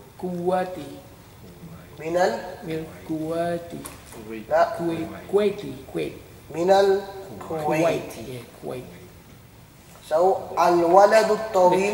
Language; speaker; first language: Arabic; non-native, fluent; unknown